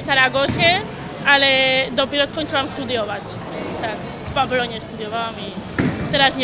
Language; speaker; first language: Polish; early bilingual, heritage; Spanish